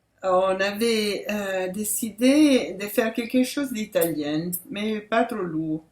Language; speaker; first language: French; non-native, fluent; Italian